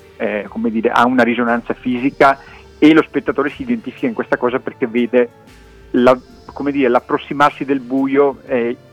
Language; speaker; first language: Italian; native; Italian